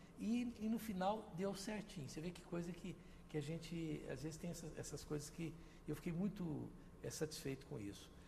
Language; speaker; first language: Portuguese; native; Portuguese